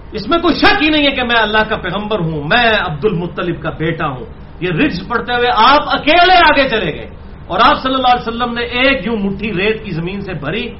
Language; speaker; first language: Urdu; non-native, local second language; Punjabi